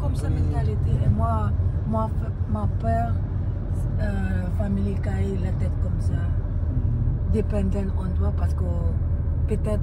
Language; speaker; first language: French; non-native, learner; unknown